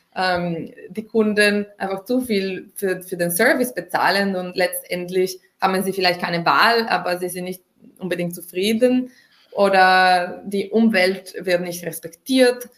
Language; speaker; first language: German; non-native, fluent; Italian